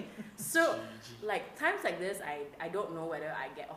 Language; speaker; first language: English; non-native, local second language; Chinese